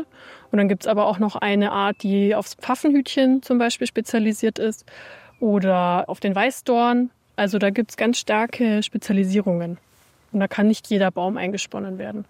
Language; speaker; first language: German; native; German